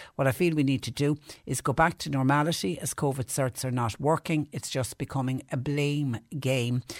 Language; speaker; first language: English; native; English